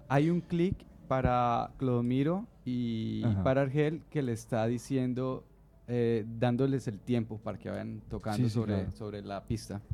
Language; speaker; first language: Spanish; native; Spanish